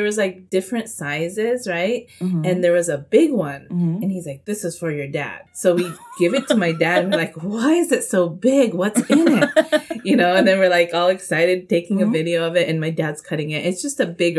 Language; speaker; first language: English; native; English